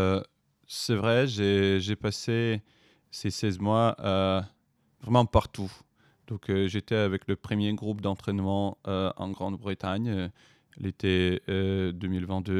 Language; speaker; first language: French; non-native, fluent; Ukrainian